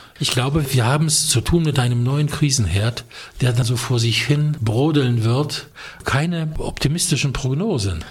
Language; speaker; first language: German; non-native, fluent; Polish